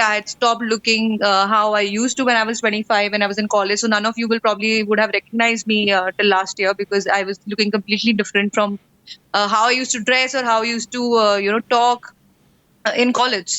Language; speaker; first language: English; non-native, local second language; Hindi